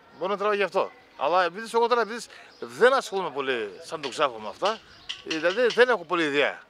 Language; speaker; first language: Greek; native; Greek